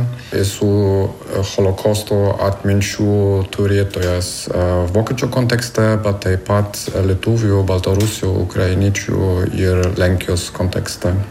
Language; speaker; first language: Lithuanian; non-native, learner; German